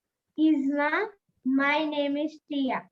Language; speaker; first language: English; non-native, learner; Gujarati